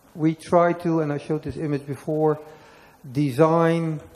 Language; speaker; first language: English; non-native, fluent; Dutch